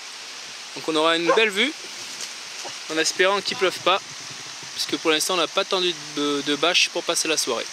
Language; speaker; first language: French; native; French